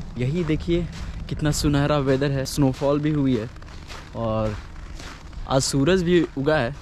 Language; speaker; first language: Hindi; native; Hindi